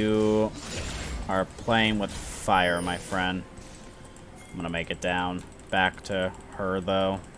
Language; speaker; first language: English; native; English